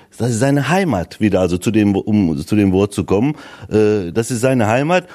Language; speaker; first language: German; early bilingual, other home language; Turkish